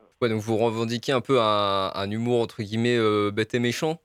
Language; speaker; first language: French; native; French